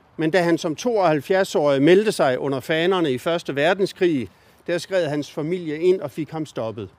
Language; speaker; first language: Danish; native; Danish